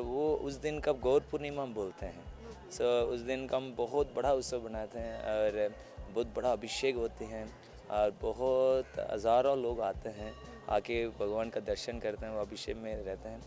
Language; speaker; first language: Hindi; non-native, local second language; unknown